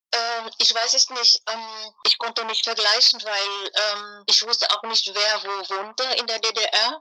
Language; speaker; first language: German; non-native, fluent; Vietnamese